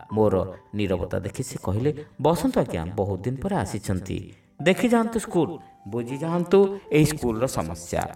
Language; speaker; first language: Odia; native; Odia